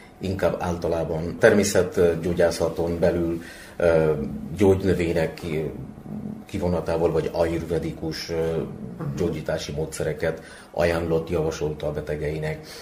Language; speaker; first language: Hungarian; non-native, fluent; Bangla